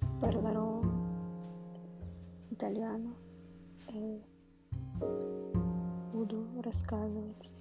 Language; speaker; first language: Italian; non-native, learner; Russian